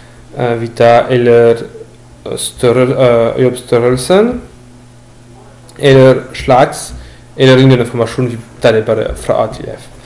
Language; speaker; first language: Norwegian; non-native, learner; French